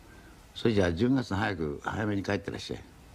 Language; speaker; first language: Japanese; native; Japanese